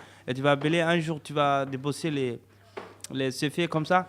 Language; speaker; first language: French; non-native, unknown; Somali